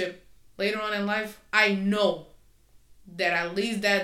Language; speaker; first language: English; non-native, fluent; Spanish